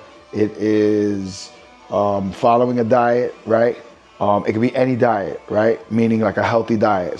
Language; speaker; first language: English; native; English